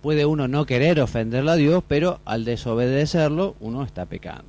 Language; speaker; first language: Spanish; native; Spanish